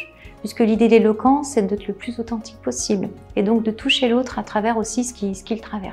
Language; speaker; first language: French; native; French